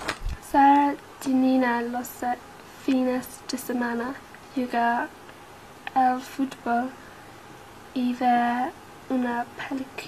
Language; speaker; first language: Spanish; non-native, learner; English